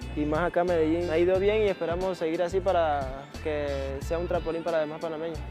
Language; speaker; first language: Spanish; native; Spanish